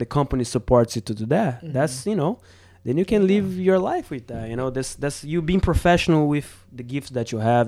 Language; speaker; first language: English; non-native, fluent; Portuguese